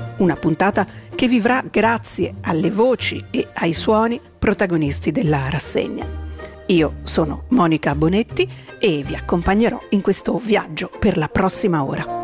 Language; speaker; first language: Italian; native; Italian